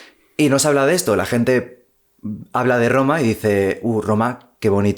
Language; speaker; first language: Spanish; native; Spanish